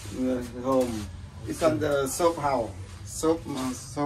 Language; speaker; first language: English; non-native, learner; Vietnamese